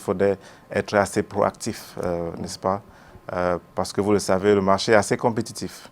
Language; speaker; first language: French; native; French